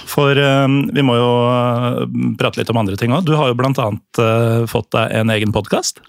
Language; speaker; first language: Norwegian; native; Norwegian